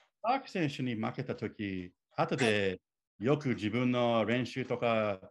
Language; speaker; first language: Japanese; non-native, learner; English